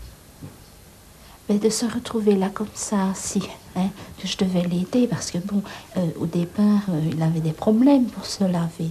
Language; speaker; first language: French; native; French